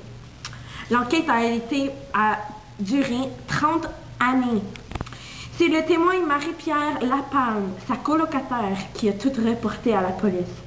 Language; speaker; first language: French; non-native, local second language; English